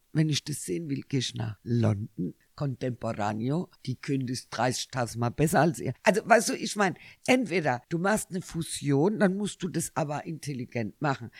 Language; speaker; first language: German; native; German